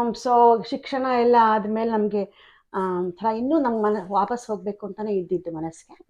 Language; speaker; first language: Kannada; native; Kannada